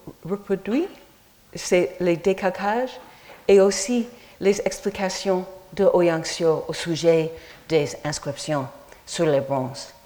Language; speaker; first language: French; non-native, fluent; English